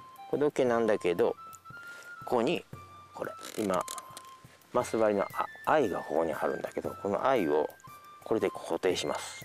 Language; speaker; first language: Japanese; native; Japanese